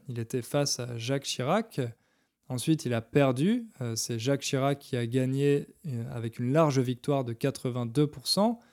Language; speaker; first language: French; native; French